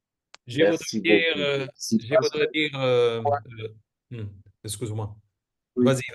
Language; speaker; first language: French; non-native, fluent; Spanish